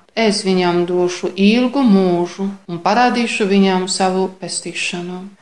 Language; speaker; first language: Latvian; non-native, fluent; Polish